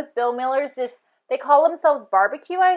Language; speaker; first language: English; native; English